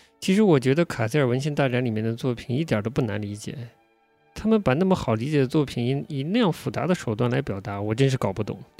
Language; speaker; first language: Chinese; native; Chinese